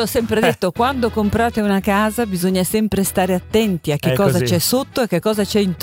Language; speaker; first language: Italian; native; Italian